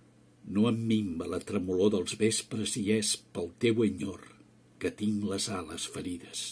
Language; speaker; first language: Catalan; native; Catalan